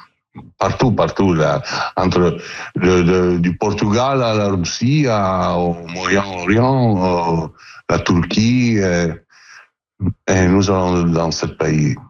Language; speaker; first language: French; non-native, fluent; Italian